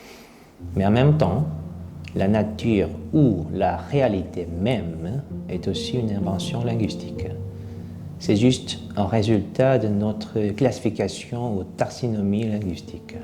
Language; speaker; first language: French; non-native, fluent; Korean